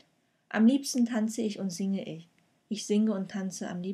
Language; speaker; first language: German; non-native, fluent; Vietnamese